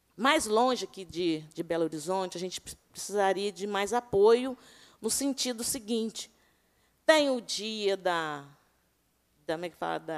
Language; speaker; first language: Portuguese; native; Portuguese